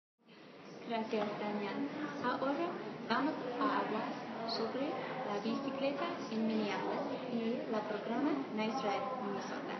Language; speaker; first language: Spanish; non-native, learner; English